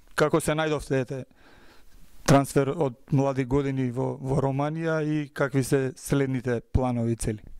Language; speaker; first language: Macedonian; native; Macedonian